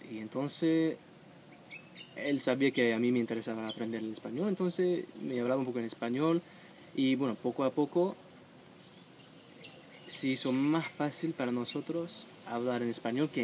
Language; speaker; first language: Spanish; non-native, fluent; English